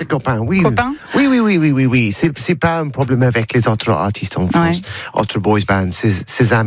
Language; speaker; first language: French; non-native, learner; English